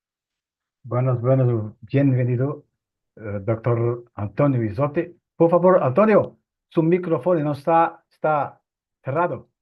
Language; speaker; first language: Spanish; non-native, fluent; Portuguese